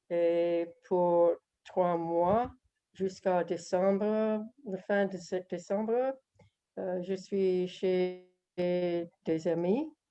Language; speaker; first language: French; non-native, learner; English